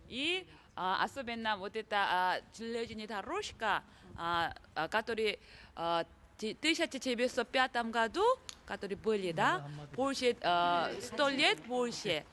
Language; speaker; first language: Russian; non-native, fluent; Korean